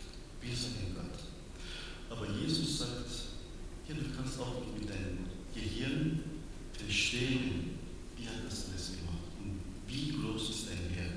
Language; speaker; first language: German; non-native, learner; Persian